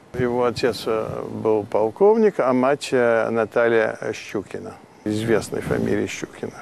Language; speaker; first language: Russian; early bilingual, heritage; Russian